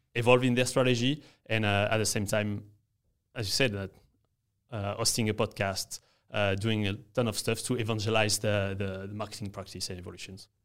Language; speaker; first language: English; non-native, fluent; French